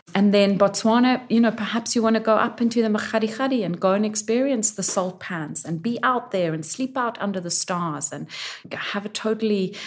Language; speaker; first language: English; native; English